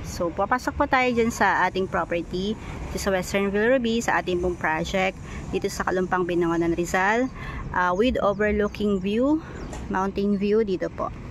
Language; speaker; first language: Filipino; native; Filipino